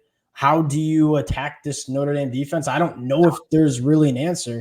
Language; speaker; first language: English; native; English